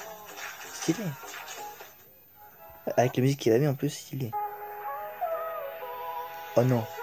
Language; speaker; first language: French; native; French